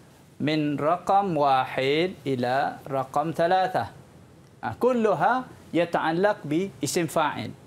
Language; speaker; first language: Arabic; non-native, fluent; Malay